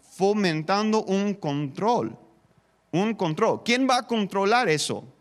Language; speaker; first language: Spanish; non-native, fluent; English